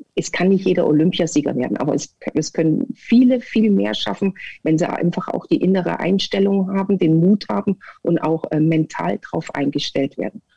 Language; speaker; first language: German; native; German